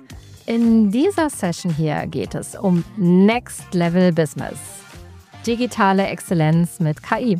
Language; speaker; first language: German; native; German